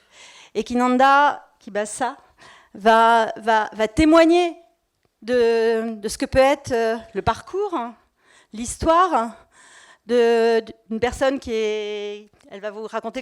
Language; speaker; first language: French; native; French